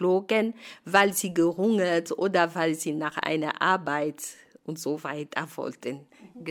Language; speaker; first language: German; non-native, fluent; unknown